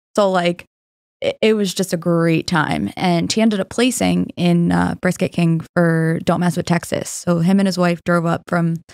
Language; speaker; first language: English; native; English